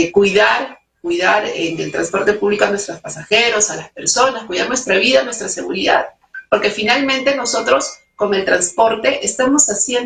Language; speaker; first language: Spanish; native; Spanish